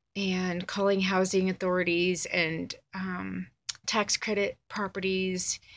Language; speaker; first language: English; native; English